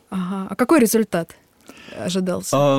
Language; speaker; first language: Russian; native; Russian